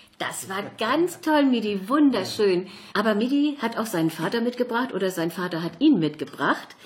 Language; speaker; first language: German; native; German